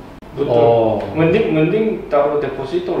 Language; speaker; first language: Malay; non-native, fluent; Korean